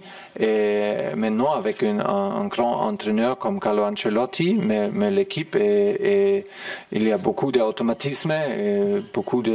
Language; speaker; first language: French; non-native, fluent; German